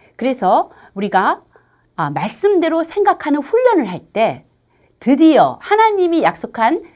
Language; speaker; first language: Korean; native; Korean